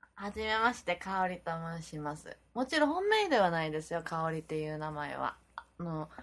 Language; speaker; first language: Japanese; non-native, fluent; Korean